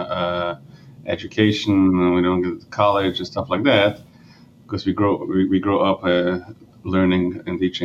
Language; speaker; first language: English; early bilingual, other home language; Yiddish